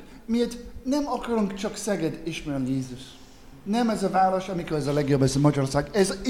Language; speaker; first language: Hungarian; non-native, learner; English